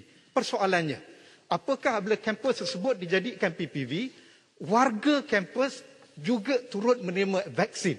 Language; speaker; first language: Malay; native; Malay